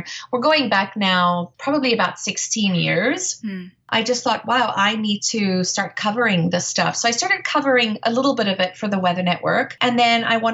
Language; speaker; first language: English; native; English